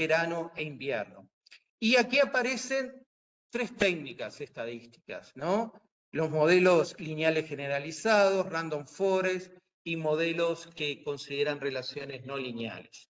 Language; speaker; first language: Spanish; native; Spanish